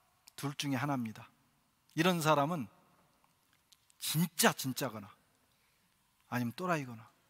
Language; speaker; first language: Korean; native; Korean